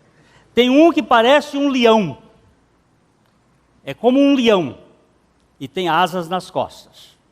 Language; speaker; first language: Portuguese; native; Portuguese